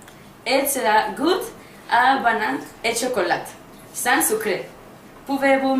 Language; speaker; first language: French; non-native, learner; Spanish